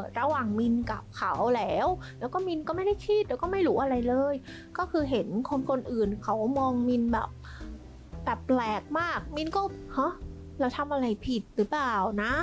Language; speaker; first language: Thai; non-native, fluent; Vietnamese